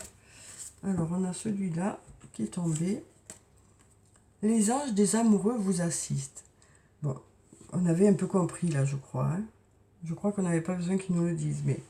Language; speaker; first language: French; native; French